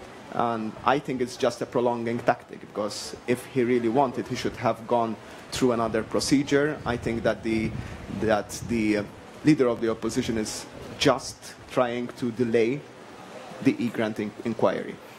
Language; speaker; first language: English; non-native, local second language; Maltese